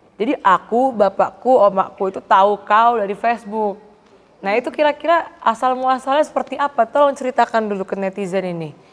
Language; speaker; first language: Indonesian; native; Indonesian